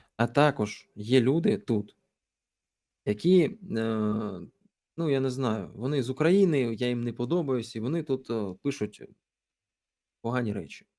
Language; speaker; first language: Ukrainian; non-native, local second language; Russian